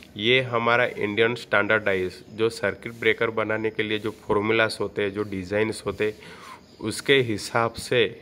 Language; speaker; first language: Hindi; non-native, local second language; Gujarati